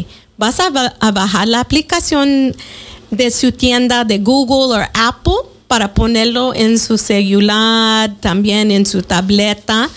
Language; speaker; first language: Spanish; early bilingual, heritage; Spanish